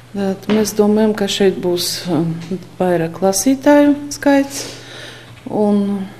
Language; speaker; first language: Latvian; non-native, local second language; Russian